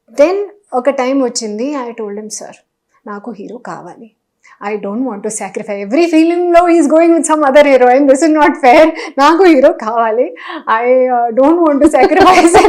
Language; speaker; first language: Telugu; non-native, local second language; Hindi